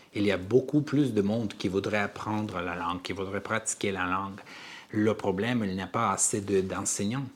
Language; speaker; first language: French; non-native, fluent; Armenian